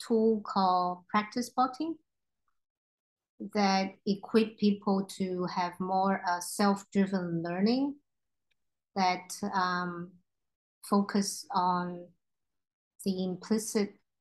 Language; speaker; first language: English; non-native, local second language; Cantonese